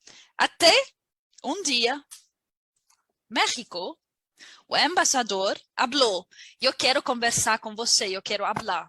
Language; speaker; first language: Portuguese; non-native, learner; Arabic